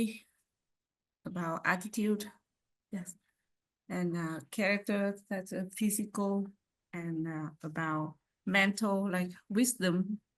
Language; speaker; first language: English; non-native, learner; Vietnamese